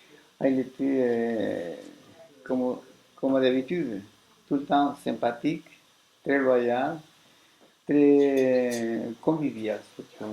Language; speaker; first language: French; non-native, fluent; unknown